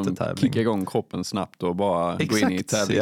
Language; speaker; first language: Swedish; native; Swedish